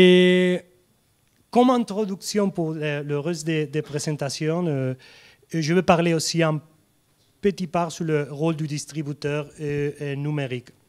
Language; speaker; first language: French; non-native, fluent; Spanish